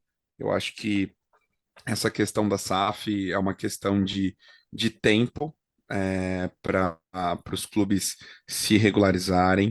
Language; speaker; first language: Portuguese; native; Portuguese